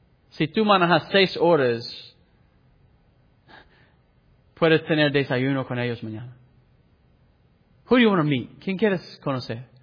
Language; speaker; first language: Spanish; non-native, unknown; English